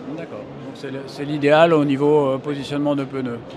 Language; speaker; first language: French; native; French